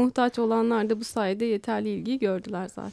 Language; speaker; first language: Turkish; native; Turkish